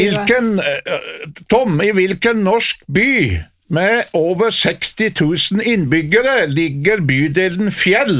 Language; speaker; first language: Norwegian; native; Norwegian